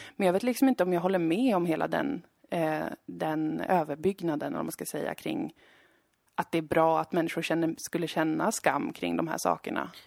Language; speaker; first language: Swedish; native; Swedish